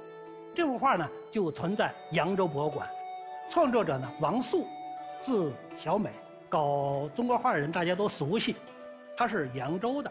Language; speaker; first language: Chinese; native; Chinese